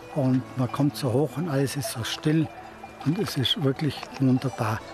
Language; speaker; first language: German; native; German